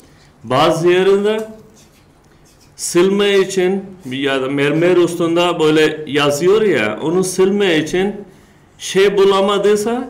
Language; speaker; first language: Turkish; non-native, learner; Urdu